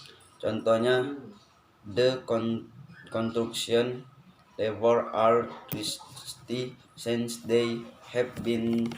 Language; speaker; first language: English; non-native, learner; Indonesian